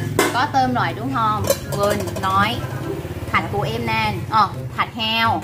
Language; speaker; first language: Vietnamese; non-native, learner; Thai